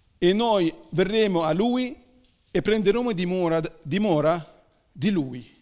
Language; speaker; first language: Italian; non-native, fluent; Arabic